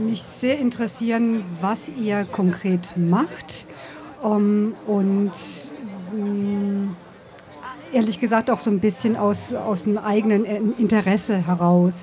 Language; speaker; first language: German; early bilingual, other home language; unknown